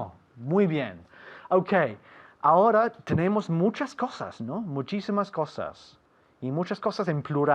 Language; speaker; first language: Spanish; non-native, fluent; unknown